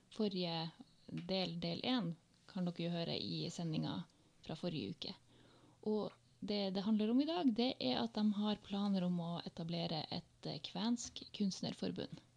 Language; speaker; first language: Norwegian; native; Norwegian